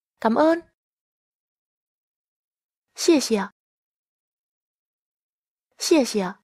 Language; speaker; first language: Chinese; non-native, fluent; Vietnamese